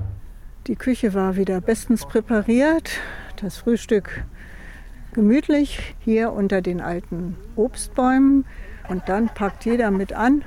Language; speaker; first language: German; native; German